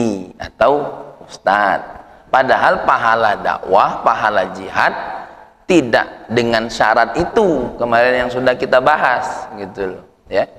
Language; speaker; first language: Indonesian; native; Indonesian